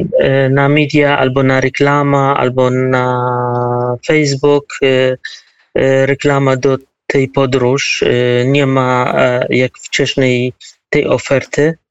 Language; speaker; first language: Polish; non-native, learner; Kurdish